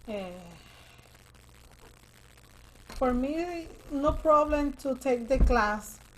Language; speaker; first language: English; non-native, learner; Spanish